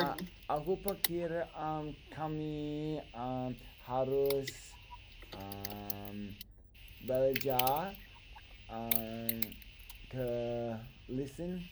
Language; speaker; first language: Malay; non-native, learner; English